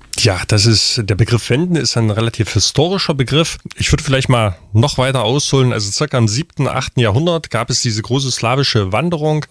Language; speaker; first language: German; non-native, local second language; Upper Sorbian